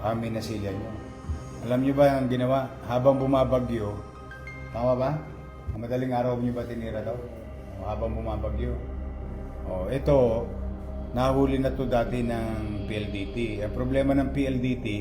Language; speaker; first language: Filipino; native; Filipino